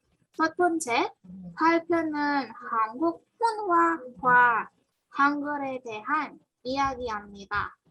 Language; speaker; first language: Korean; non-native, learner; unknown